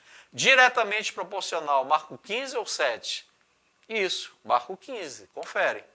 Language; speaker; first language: Portuguese; native; Portuguese